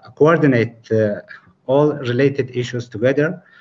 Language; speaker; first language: English; non-native, fluent; Persian